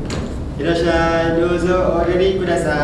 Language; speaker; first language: Japanese; non-native, learner; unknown